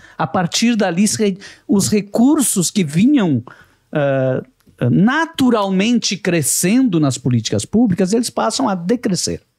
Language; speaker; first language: Portuguese; native; Portuguese